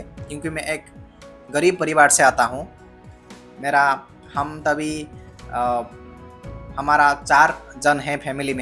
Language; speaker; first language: Hindi; non-native, local second language; Odia